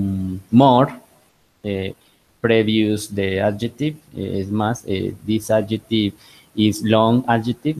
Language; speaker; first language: English; non-native, learner; Spanish